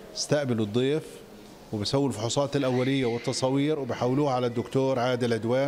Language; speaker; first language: Arabic; native; Arabic